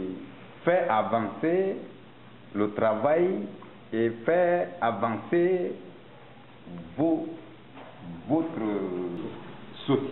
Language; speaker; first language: French; non-native, learner; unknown